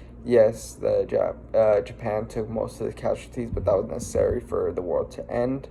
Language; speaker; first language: English; native; English